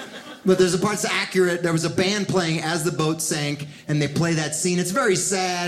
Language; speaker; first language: English; early bilingual, other home language; Spanish